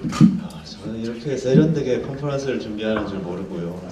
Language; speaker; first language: Korean; native; Korean